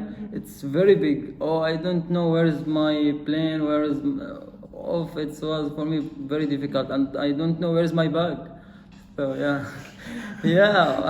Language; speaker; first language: English; non-native, learner; Arabic